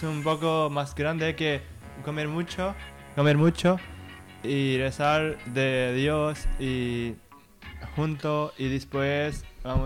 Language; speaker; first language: Spanish; non-native, learner; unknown